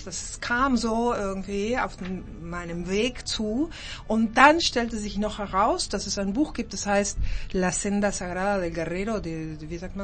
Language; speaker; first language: German; early bilingual, heritage; German